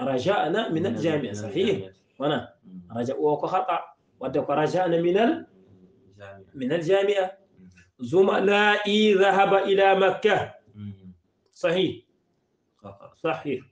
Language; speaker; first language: Arabic; non-native, fluent; Wolof